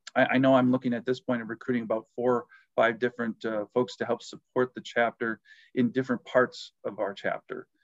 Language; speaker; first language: English; native; English